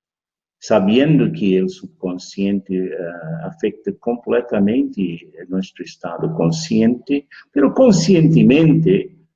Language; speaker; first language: Spanish; non-native, fluent; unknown